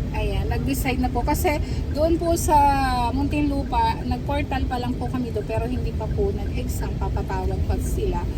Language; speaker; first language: Filipino; native; Filipino